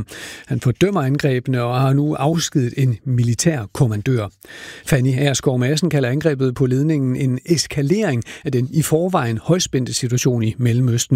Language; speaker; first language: Danish; native; Danish